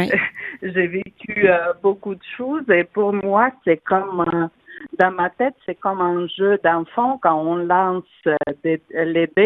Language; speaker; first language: French; non-native, fluent; Russian